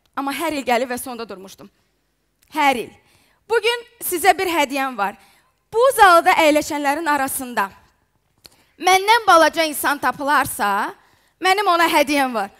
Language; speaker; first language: Azerbaijani; non-native, fluent; Ukrainian